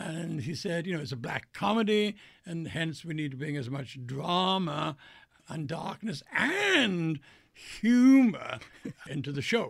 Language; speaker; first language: English; native; English